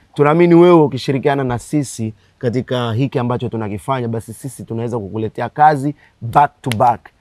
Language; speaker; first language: Swahili; native; Swahili